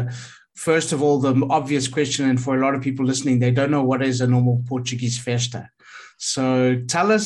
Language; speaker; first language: English; native; English